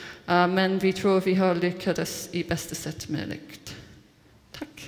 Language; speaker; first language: Swedish; non-native, fluent; English